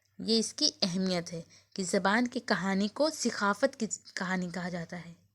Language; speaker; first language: Urdu; native; Urdu